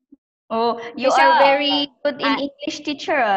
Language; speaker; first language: English; non-native, learner; Thai